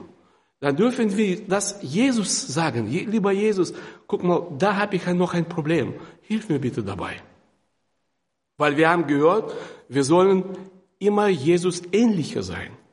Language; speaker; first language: German; non-native, fluent; Russian